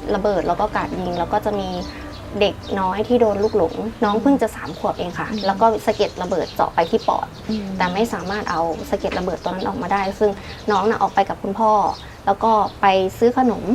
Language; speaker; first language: Thai; native; Thai